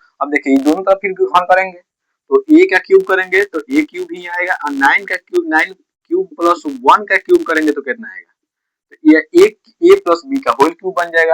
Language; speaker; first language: Hindi; native; Hindi